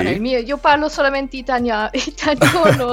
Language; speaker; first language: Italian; non-native, learner; Spanish